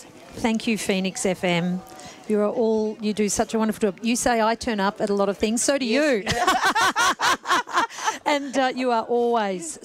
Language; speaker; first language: English; native; English